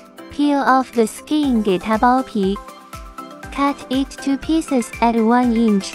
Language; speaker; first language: English; non-native, learner; Chinese